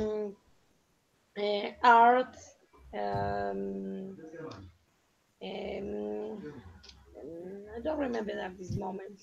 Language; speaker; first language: English; non-native, learner; Spanish